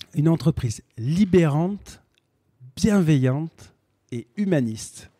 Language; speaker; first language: French; native; French